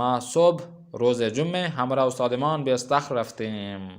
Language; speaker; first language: Persian; non-native, fluent; Urdu